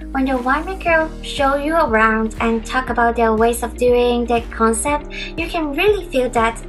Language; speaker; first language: English; non-native, local second language; Cantonese